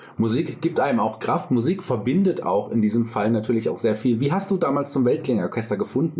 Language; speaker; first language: German; native; German